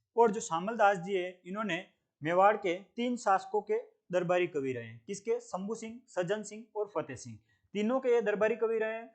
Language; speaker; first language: Hindi; native; Hindi